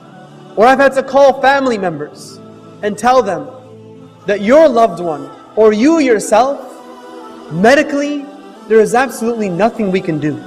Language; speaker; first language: English; native; English